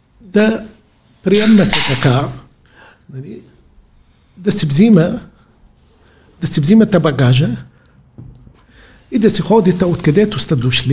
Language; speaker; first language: Bulgarian; non-native, fluent; Arabic